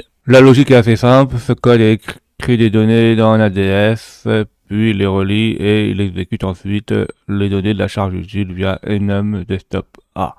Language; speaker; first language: French; native; French